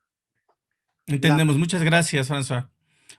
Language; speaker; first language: Spanish; native; Spanish